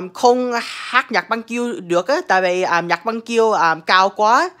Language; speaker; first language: Vietnamese; early bilingual, heritage; Vietnamese